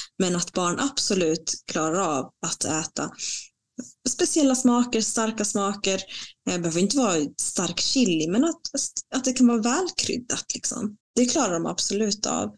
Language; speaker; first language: Swedish; non-native, fluent; Spanish